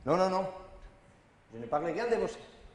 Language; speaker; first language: French; non-native, learner; Spanish